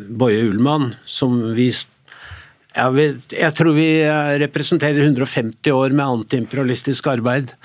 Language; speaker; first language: Norwegian; native; Norwegian